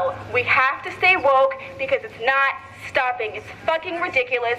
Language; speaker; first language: English; native; English